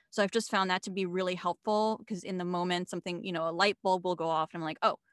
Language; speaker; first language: English; non-native, fluent; German